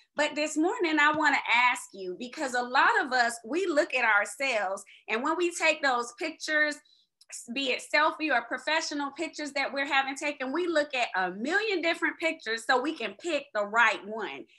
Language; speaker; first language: English; native; English